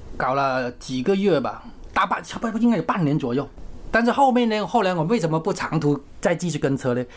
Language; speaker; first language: Chinese; native; Chinese